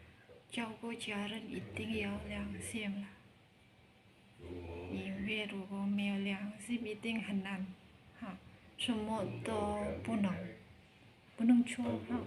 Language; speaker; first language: Chinese; non-native, learner; Indonesian